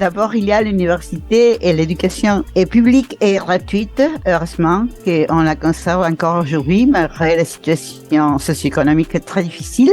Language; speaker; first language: French; non-native, fluent; Spanish